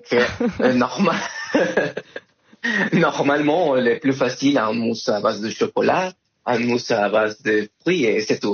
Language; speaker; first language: French; non-native, fluent; Spanish